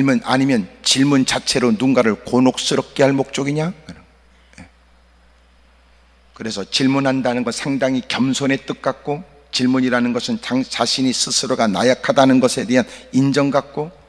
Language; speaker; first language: Korean; native; Korean